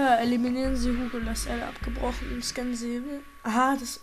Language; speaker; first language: German; native; German